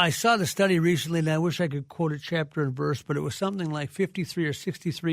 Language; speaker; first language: English; native; English